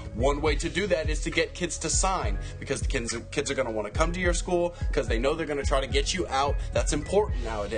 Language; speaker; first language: English; native; English